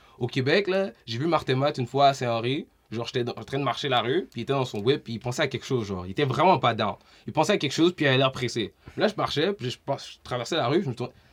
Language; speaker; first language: French; native; French